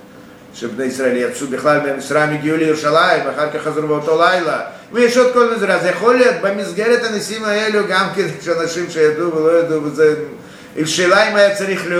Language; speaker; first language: Hebrew; non-native, fluent; Russian